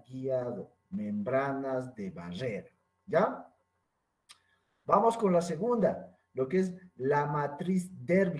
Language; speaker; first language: Spanish; native; Spanish